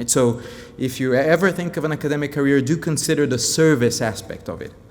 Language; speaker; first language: English; non-native, fluent; Portuguese